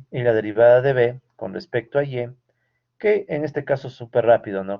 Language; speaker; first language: Spanish; native; Spanish